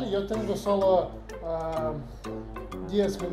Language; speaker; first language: Spanish; non-native, learner; Russian